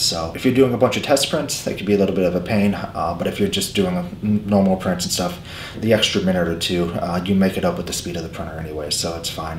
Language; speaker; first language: English; native; English